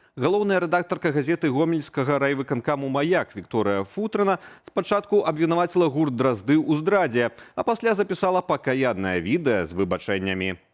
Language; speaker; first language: Belarusian; native; Belarusian